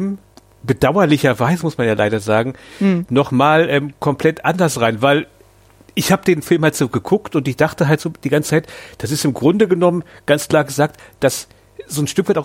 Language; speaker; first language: German; native; German